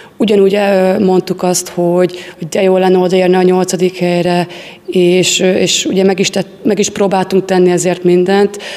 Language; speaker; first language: Hungarian; native; Hungarian